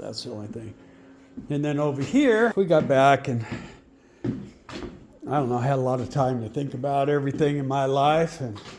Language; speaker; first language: English; native; English